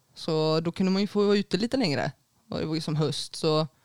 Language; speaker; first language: Swedish; native; Swedish